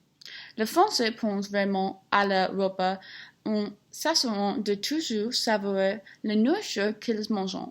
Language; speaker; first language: French; non-native, learner; English